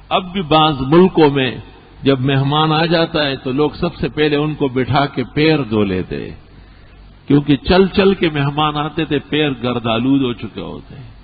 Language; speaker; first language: Urdu; non-native, local second language; Pashto